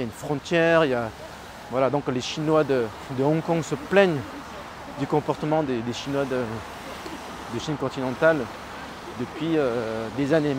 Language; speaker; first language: French; native; French